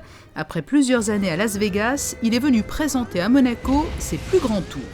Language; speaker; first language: French; native; French